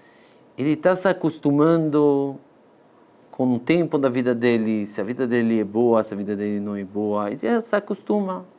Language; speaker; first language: Portuguese; non-native, fluent; Hebrew